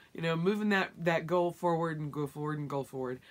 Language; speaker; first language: English; native; English